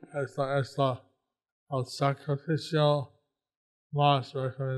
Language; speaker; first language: Spanish; non-native, learner; English